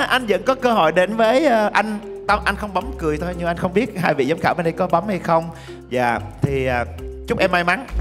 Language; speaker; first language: Vietnamese; native; Vietnamese